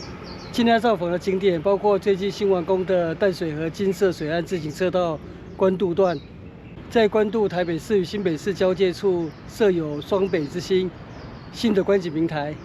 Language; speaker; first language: Chinese; native; Chinese